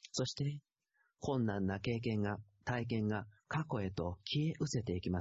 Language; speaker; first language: Japanese; native; Japanese